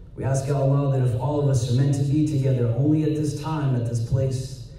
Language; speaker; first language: English; native; English